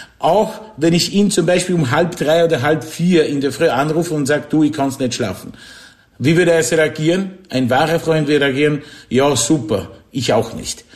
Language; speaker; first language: German; non-native, fluent; Polish